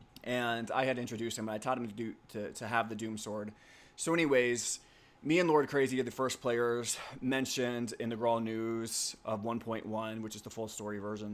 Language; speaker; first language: English; native; English